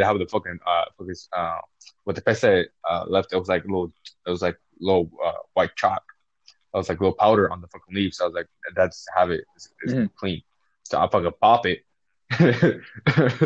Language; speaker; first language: English; non-native, fluent; Spanish